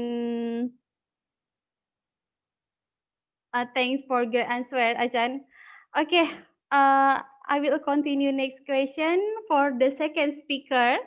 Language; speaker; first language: English; non-native, learner; Indonesian